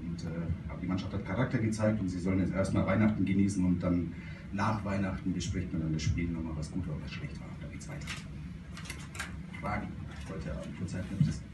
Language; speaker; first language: German; native; German